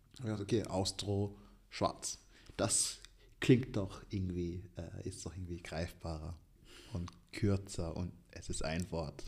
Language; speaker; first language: German; early bilingual, other home language; Swahili